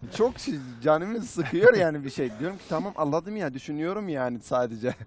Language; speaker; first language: Turkish; non-native, fluent; Arabic